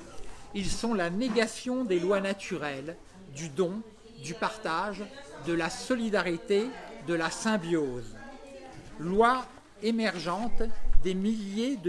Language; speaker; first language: French; native; French